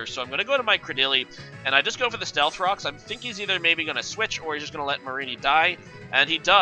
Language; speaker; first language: English; native; English